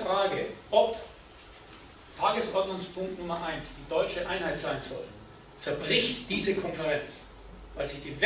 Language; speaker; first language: German; native; German